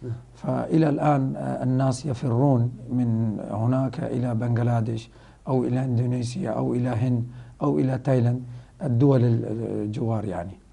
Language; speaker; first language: Arabic; non-native, fluent; Rohingya